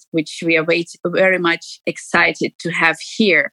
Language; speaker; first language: English; non-native, fluent; Ukrainian